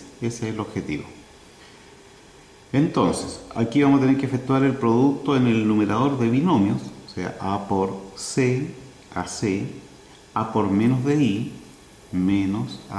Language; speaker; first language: Spanish; native; Spanish